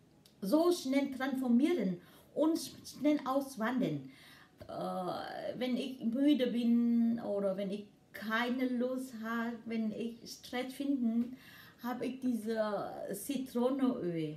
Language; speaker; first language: German; non-native, learner; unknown